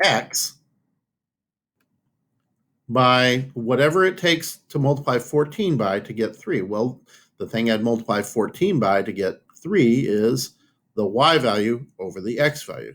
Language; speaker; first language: English; native; English